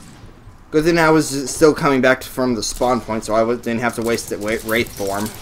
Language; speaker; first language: English; native; English